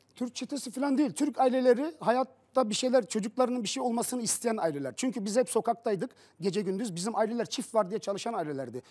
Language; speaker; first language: Turkish; early bilingual, heritage; Turkish